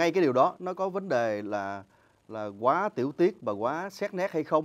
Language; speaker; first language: Vietnamese; native; Vietnamese